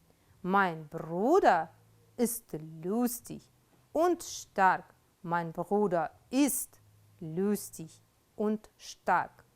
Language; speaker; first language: German; non-native, fluent; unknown